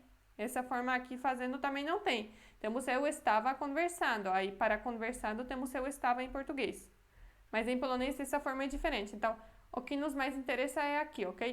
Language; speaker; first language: Portuguese; non-native, fluent; Polish